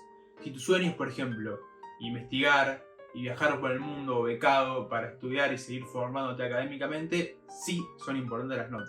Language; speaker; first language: Spanish; native; Spanish